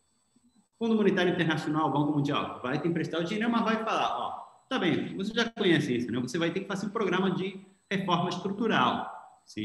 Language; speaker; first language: Portuguese; non-native, fluent; Spanish